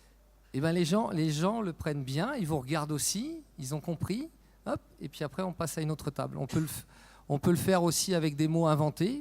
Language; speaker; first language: French; native; French